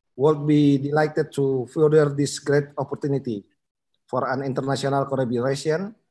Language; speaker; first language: English; non-native, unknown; Indonesian